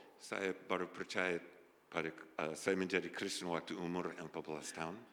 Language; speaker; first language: Indonesian; native; Indonesian